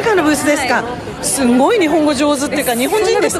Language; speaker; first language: Japanese; native; Japanese